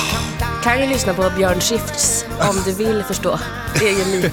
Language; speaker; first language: Swedish; native; Swedish